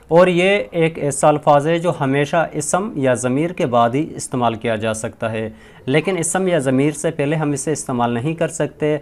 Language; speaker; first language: Urdu; non-native, local second language; Sindhi